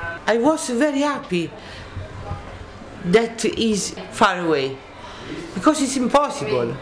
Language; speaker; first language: English; non-native, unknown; Italian